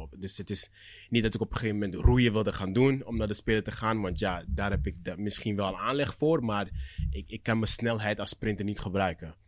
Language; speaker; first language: Dutch; early bilingual, other home language; Akan